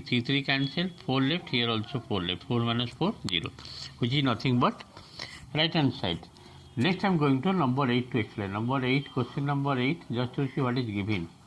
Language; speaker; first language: English; non-native, local second language; Bangla